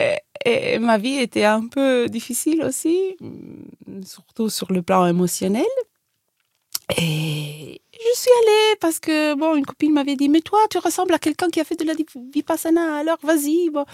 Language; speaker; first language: French; non-native, fluent; Italian